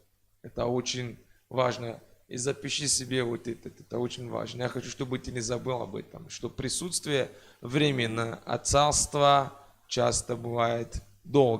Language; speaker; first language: Russian; non-native, fluent; French